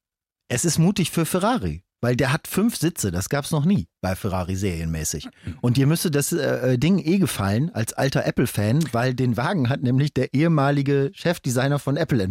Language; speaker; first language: German; native; German